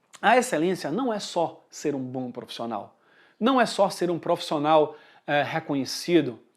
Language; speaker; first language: Portuguese; early bilingual, heritage; Portuguese